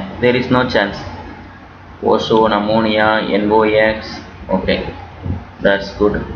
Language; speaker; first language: English; non-native, local second language; Tamil